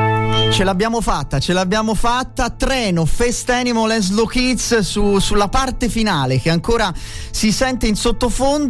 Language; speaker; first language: Italian; native; Italian